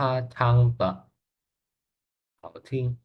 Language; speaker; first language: Chinese; non-native, learner; Indonesian